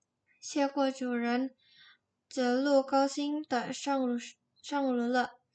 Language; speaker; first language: Chinese; non-native, learner; Indonesian